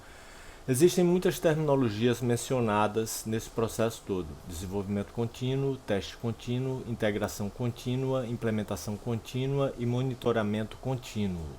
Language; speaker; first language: Portuguese; native; Portuguese